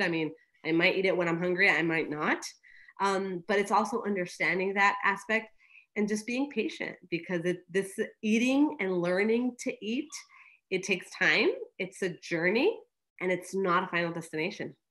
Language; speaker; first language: English; early bilingual, other home language; Spanish